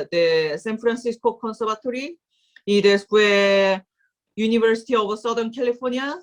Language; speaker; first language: Spanish; non-native, learner; Korean